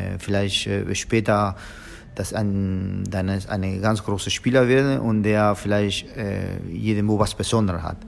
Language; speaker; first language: German; non-native, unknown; Spanish